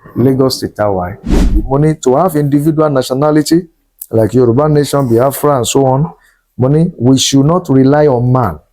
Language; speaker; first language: English; non-native, local second language; Yoruba